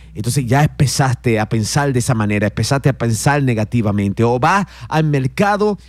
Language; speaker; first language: Spanish; native; Spanish